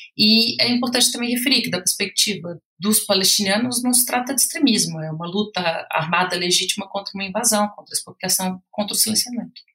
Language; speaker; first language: Portuguese; native; Portuguese